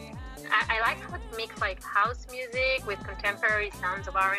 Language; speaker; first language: English; non-native, fluent; Hebrew